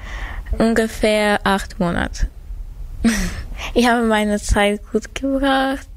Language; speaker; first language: German; non-native, learner; Armenian